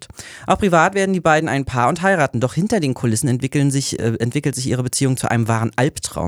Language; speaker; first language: German; native; German